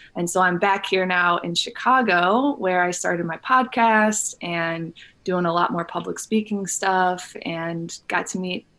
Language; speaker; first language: English; native; English